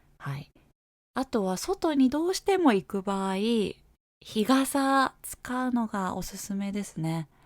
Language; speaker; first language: Japanese; native; Japanese